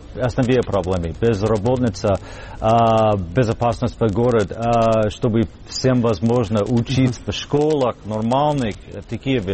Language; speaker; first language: Russian; non-native, fluent; English